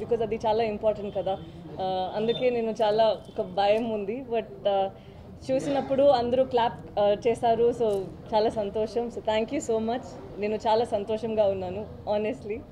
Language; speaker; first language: Telugu; non-native, fluent; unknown